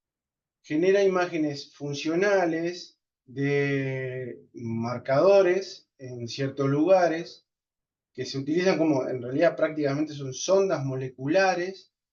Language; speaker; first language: Spanish; native; Spanish